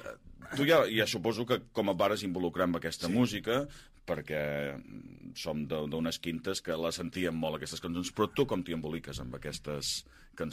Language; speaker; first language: Catalan; native; Catalan